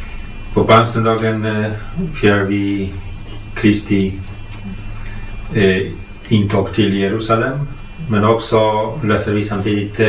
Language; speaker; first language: Swedish; non-native, fluent; Polish